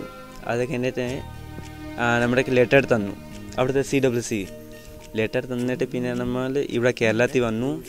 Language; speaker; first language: Malayalam; early bilingual, other home language; Hindi